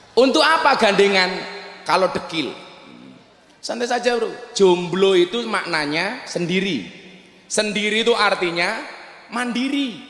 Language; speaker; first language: Indonesian; non-native, local second language; Javanese